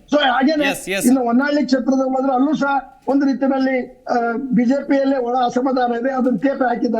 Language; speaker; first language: Kannada; native; Kannada